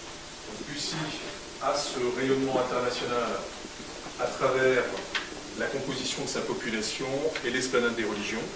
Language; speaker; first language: French; native; French